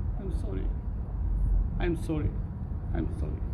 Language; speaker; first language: English; non-native, learner; Persian